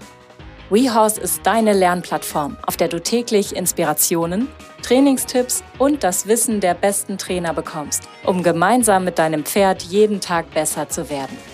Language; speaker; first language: German; native; German